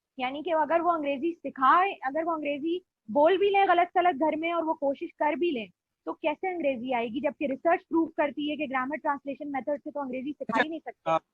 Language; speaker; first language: Urdu; native; Urdu